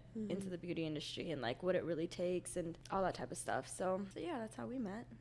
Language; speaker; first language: English; native; English